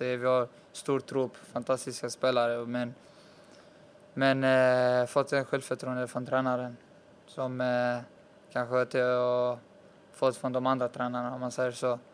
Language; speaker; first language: Swedish; early bilingual, other home language; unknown